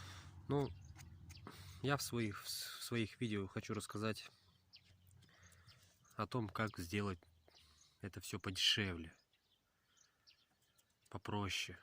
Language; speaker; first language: Russian; native; Russian